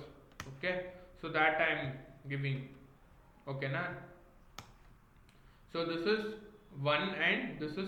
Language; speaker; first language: English; non-native, local second language; Kannada